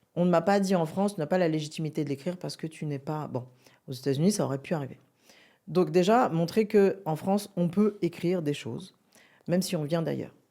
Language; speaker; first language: French; native; French